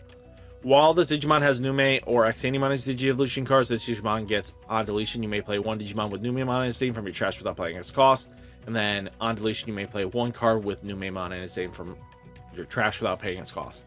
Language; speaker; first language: English; native; English